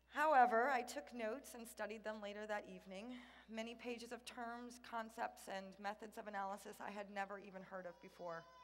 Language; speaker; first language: English; native; English